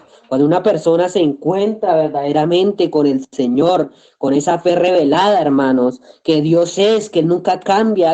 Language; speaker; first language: Spanish; native; Spanish